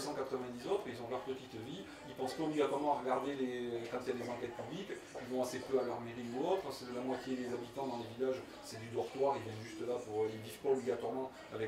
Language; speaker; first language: French; native; French